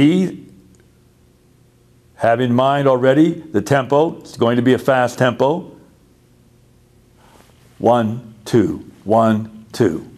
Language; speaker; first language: English; native; English